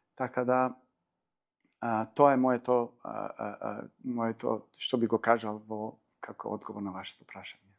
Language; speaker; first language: Macedonian; non-native, local second language; Albanian